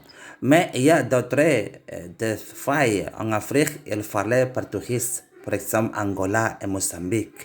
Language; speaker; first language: French; non-native, learner; Indonesian